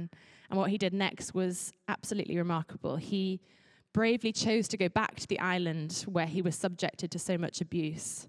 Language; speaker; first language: English; native; English